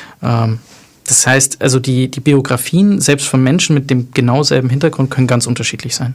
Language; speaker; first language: German; native; German